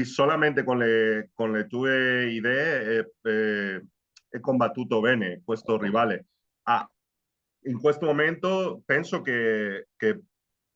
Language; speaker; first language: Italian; non-native, learner; Spanish